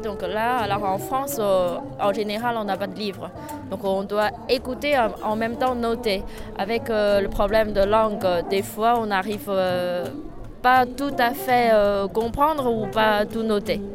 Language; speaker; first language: French; non-native, fluent; Chinese